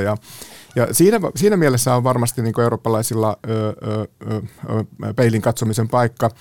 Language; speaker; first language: Finnish; native; Finnish